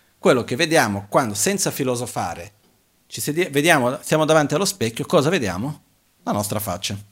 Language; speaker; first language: Italian; non-native, fluent; Portuguese